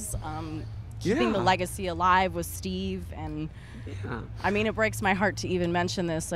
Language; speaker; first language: English; native; English